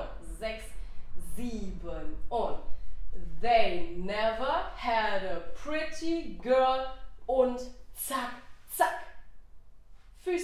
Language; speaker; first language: German; native; German